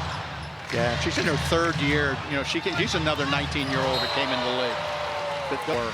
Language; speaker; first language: English; native; English